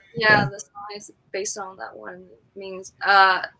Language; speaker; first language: English; non-native, fluent; Chinese